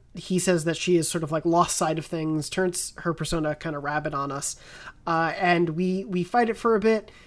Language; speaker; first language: English; native; English